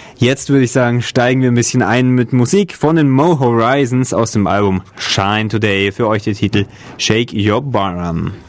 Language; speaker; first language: German; native; German